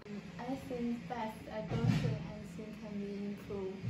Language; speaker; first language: English; non-native, learner; Chinese